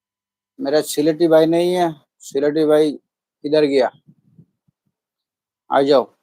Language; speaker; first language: Hindi; non-native, learner; Bangla